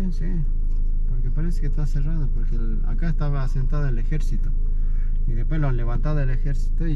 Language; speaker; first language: Spanish; native; Spanish